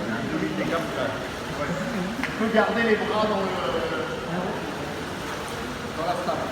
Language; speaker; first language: French; native; French